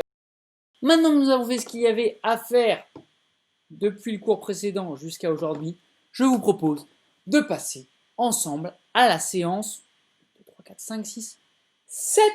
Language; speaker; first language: French; native; French